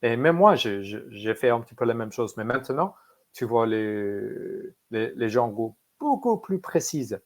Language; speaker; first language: French; non-native, fluent; English